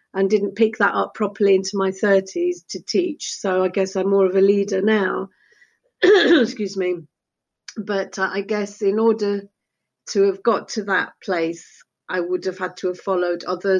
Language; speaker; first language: English; early bilingual, other home language; Spanish